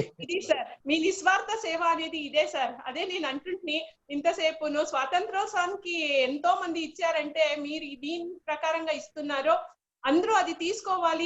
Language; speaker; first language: Telugu; non-native, local second language; Kannada